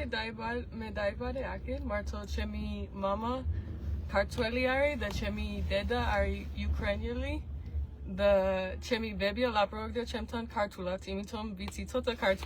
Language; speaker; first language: Georgian; early bilingual, heritage; Georgian